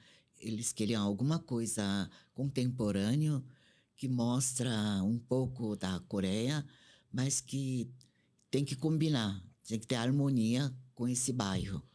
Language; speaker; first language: Portuguese; non-native, fluent; Korean